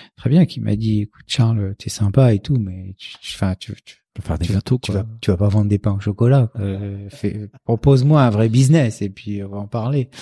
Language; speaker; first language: French; native; French